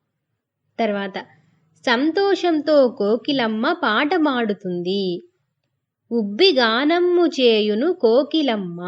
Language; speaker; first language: Telugu; native; Telugu